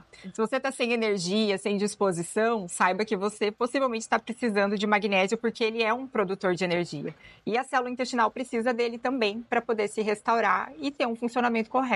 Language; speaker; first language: Portuguese; native; Portuguese